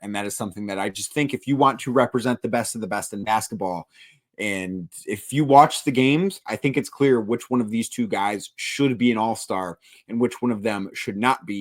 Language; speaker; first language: English; native; English